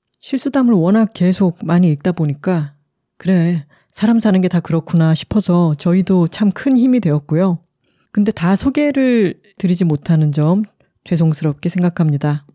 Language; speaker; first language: Korean; native; Korean